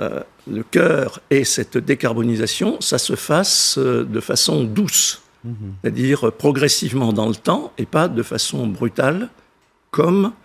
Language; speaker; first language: French; native; French